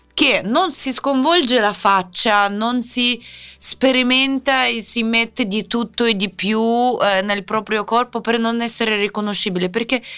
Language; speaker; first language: Italian; non-native, fluent; Russian